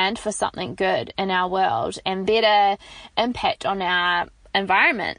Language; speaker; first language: English; native; English